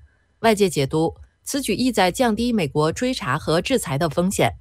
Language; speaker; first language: Chinese; native; Chinese